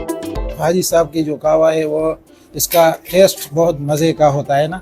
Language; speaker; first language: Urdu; non-native, local second language; Pashto